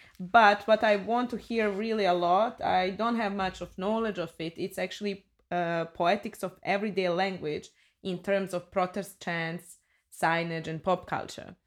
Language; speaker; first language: English; non-native, fluent; Serbian